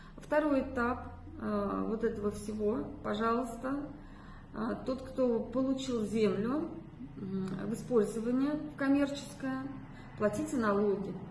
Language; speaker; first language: Russian; native; Russian